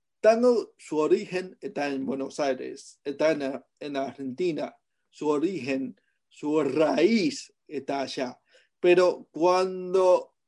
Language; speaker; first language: Spanish; non-native, fluent; Chinese